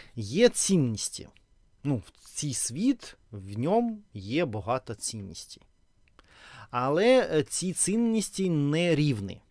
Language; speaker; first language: Ukrainian; non-native, local second language; Russian